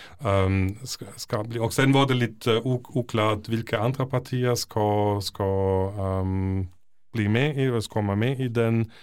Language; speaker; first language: Norwegian; non-native, fluent; German